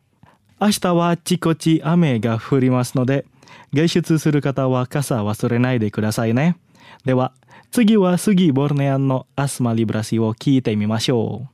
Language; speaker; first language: Japanese; non-native, fluent; Indonesian